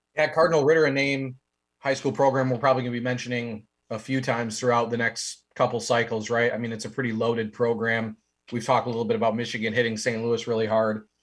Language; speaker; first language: English; native; English